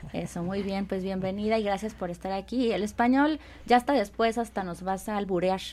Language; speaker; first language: Spanish; native; Spanish